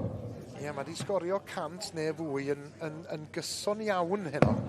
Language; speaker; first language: Welsh; native; Welsh